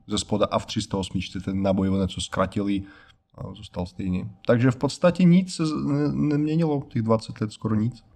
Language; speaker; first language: Czech; non-native, fluent; Russian